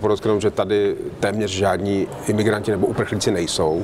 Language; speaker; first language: Czech; native; Czech